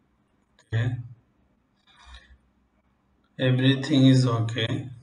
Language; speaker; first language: English; non-native, local second language; Bangla